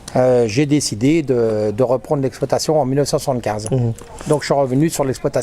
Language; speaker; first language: French; native; French